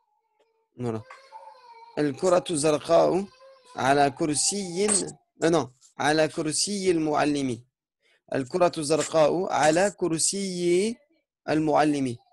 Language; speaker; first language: Arabic; non-native, fluent; French